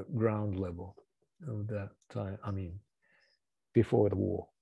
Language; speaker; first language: English; non-native, fluent; Japanese